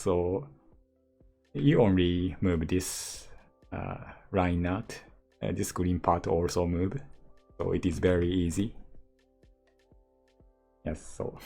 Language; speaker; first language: English; non-native, learner; Japanese